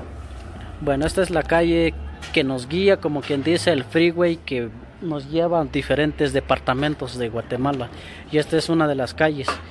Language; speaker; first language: Spanish; native; Spanish